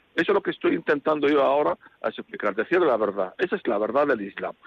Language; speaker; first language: Spanish; non-native, fluent; Arabic